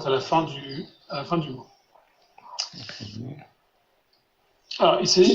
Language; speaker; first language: French; non-native, fluent; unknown